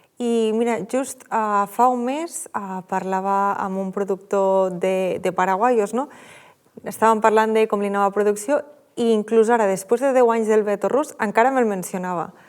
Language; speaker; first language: Catalan; native; Catalan